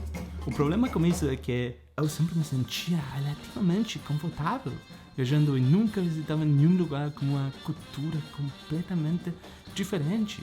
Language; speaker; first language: Portuguese; non-native, fluent; Spanish